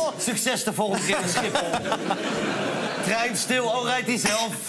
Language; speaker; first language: Dutch; native; Dutch